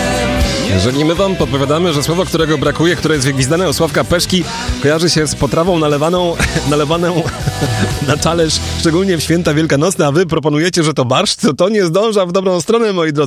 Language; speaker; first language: Polish; native; Polish